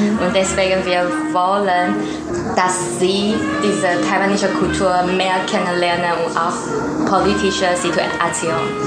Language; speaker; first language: German; non-native, learner; Chinese